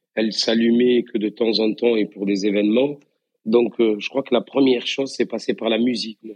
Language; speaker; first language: French; native; French